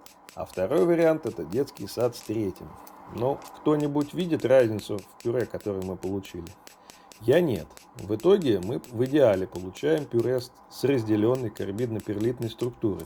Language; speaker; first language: Russian; native; Russian